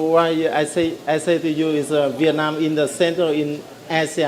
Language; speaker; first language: English; non-native, learner; Vietnamese